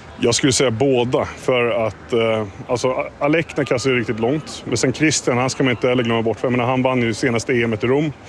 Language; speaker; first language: Swedish; native; Swedish